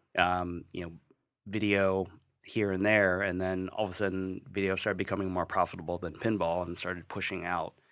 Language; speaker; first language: English; native; English